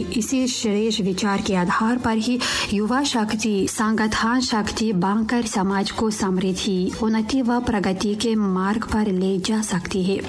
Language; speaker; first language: Hindi; non-native, fluent; Tajik